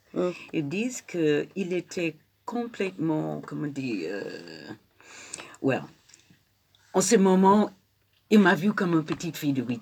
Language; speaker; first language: French; non-native, fluent; English